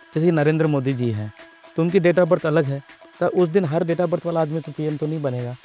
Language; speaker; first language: Hindi; non-native, local second language; Telugu